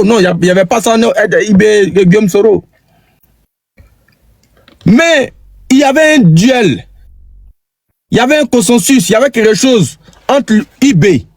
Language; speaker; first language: French; native; French